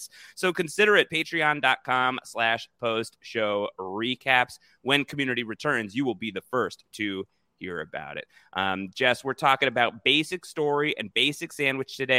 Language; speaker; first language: English; native; English